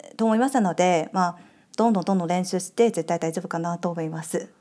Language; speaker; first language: Japanese; non-native, fluent; Chinese